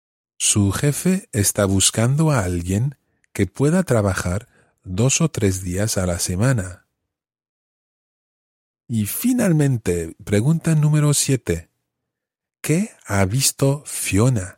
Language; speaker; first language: Spanish; non-native, fluent; English